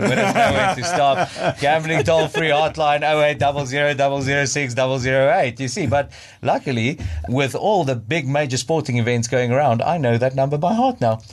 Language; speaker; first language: English; non-native, local second language; Afrikaans